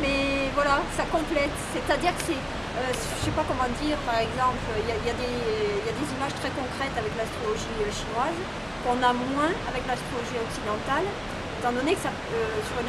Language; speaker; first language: French; native; French